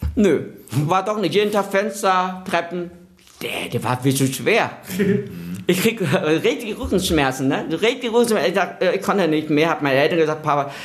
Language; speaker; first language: German; non-native, fluent; Vietnamese